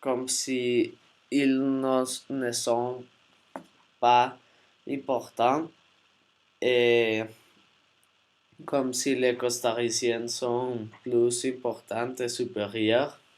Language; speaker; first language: French; non-native, learner; Spanish